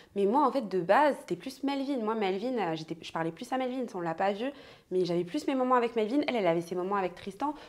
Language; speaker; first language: French; native; French